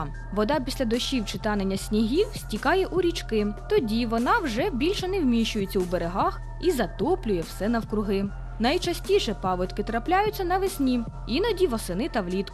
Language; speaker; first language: Ukrainian; native; Ukrainian